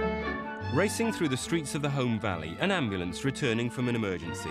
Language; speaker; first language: English; native; English